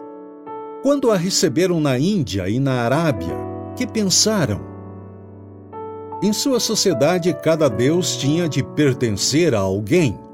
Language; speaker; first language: Portuguese; native; Portuguese